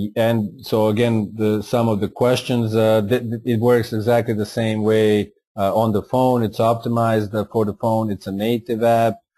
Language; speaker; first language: English; non-native, fluent; Croatian